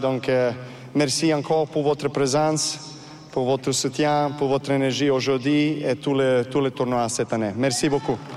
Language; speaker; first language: French; non-native, learner; Serbian